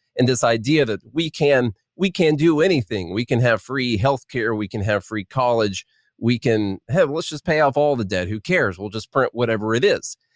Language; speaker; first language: English; native; English